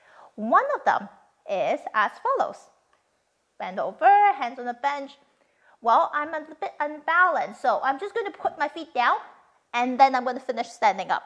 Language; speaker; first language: English; non-native, fluent; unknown